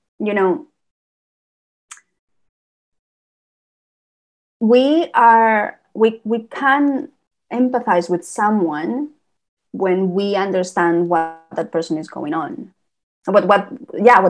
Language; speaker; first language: English; non-native, fluent; Spanish